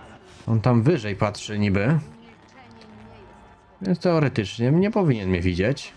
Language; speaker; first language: Polish; native; Polish